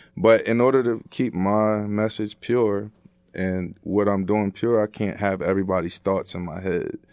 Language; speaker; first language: English; native; English